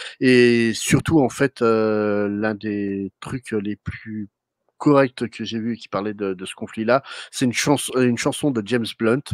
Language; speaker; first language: French; native; French